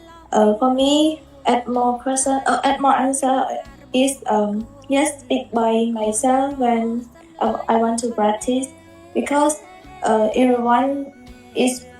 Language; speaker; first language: English; non-native, learner; Khmer